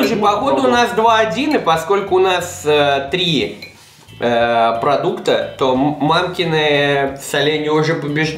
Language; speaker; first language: Russian; native; Russian